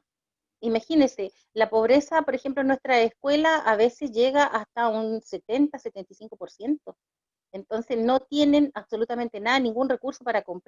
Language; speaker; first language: Spanish; native; Spanish